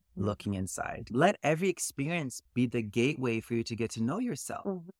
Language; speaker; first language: English; early bilingual, other home language; Portuguese